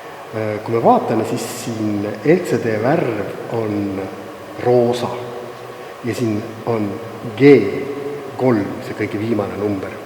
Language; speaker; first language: Estonian; native; Estonian